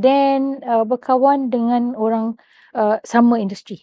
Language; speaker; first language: Malay; native; Malay